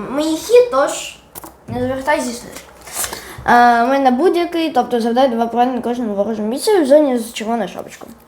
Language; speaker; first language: Ukrainian; non-native, local second language; Russian